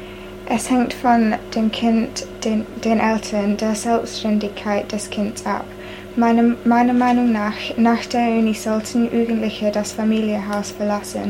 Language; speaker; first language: German; non-native, learner; English